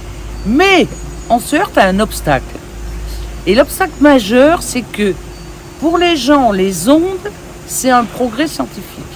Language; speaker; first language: French; native; French